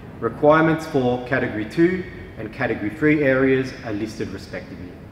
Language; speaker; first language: English; native; English